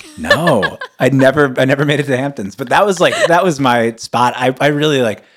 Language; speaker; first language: English; native; English